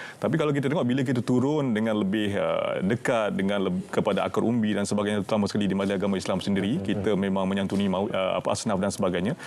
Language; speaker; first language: Malay; native; Malay